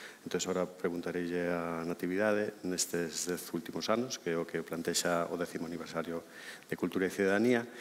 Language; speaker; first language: Galician; native; Galician